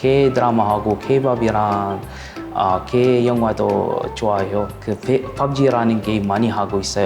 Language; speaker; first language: Korean; non-native, learner; Arabic